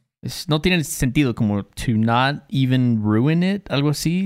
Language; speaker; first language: Spanish; native; Spanish